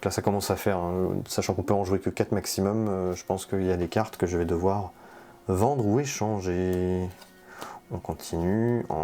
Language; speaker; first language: French; native; French